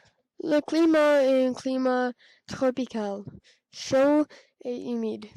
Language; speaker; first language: French; non-native, learner; English